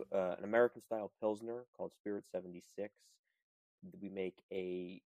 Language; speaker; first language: English; native; English